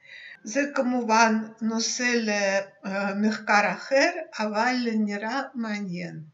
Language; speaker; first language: Hebrew; non-native, fluent; Russian